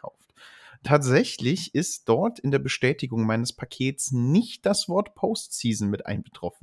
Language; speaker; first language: German; native; German